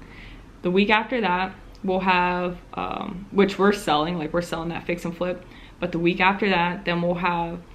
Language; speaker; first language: English; native; English